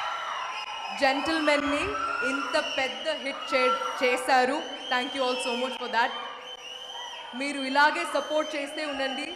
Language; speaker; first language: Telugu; non-native, learner; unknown